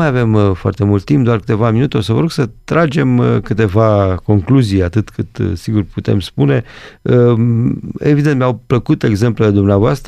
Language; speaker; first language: Romanian; native; Romanian